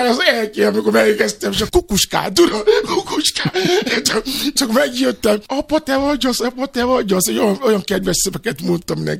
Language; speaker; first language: Hungarian; non-native, learner; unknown